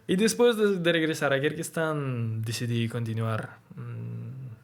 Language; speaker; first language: Spanish; non-native, learner; Russian